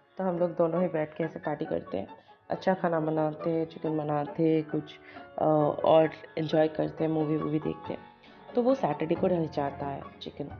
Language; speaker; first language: Hindi; non-native, local second language; Bangla